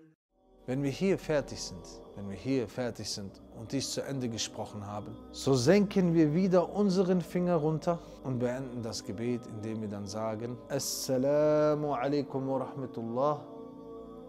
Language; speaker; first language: German; native; German